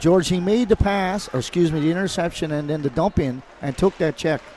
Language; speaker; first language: English; native; English